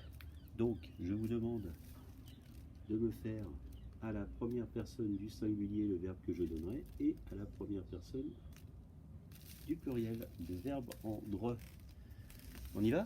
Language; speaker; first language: French; native; French